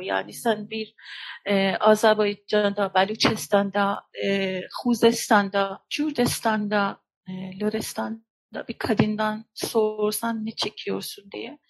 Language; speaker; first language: Turkish; non-native, fluent; Persian